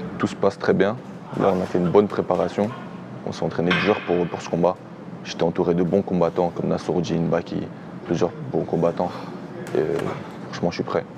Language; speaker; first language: French; early bilingual, other home language; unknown